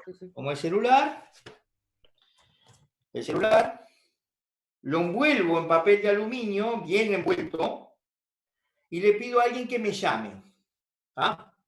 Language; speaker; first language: Spanish; native; Spanish